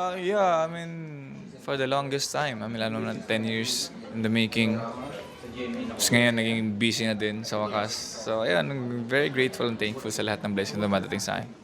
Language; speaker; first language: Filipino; non-native, local second language; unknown